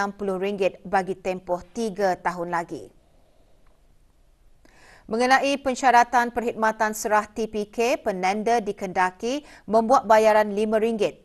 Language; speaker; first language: Malay; native; Malay